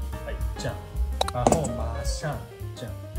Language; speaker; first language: Chinese; non-native, learner; Japanese